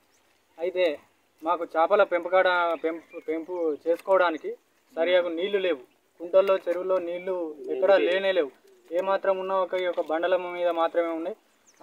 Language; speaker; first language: Telugu; native; Telugu